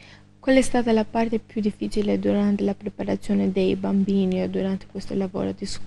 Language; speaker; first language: Italian; non-native, learner; Albanian